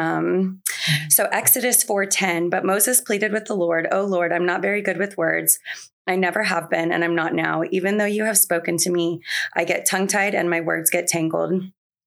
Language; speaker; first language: English; native; English